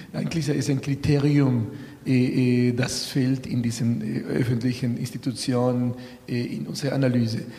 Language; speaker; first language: German; non-native, fluent; Spanish